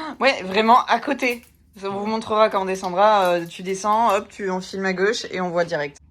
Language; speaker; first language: French; native; French